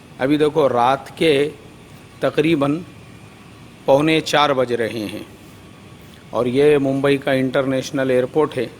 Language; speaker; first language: Urdu; native; Urdu